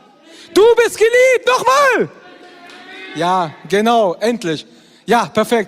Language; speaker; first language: German; native; German